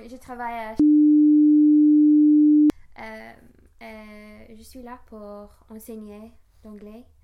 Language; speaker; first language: French; non-native, learner; English